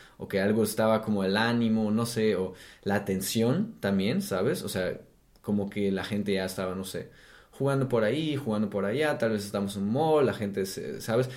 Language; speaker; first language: Spanish; non-native, fluent; German